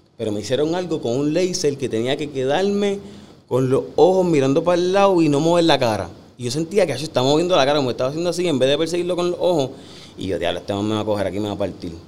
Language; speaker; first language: Spanish; native; Spanish